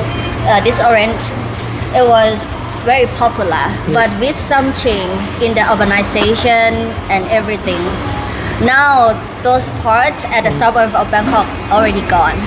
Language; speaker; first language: English; non-native, learner; Thai